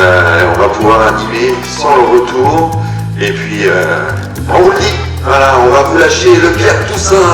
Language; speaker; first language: French; native; French